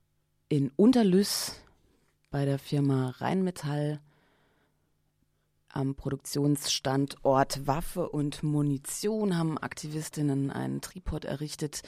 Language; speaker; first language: German; native; German